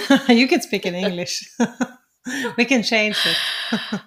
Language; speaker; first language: English; non-native, fluent; Norwegian